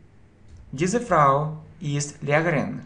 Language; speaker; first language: German; non-native, fluent; Russian